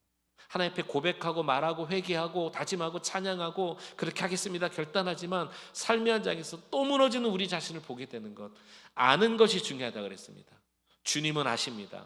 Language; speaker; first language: Korean; native; Korean